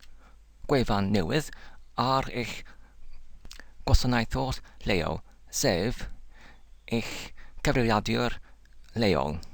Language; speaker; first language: Welsh; non-native, learner; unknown